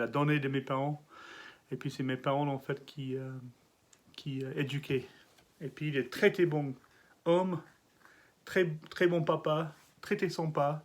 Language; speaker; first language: French; non-native, learner; English